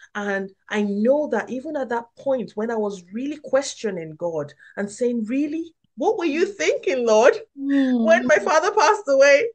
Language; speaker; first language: English; non-native, local second language; Yoruba